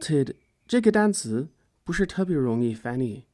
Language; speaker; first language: Chinese; non-native, fluent; English